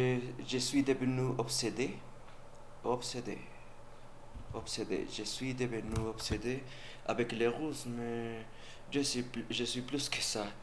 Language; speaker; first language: French; non-native, learner; Spanish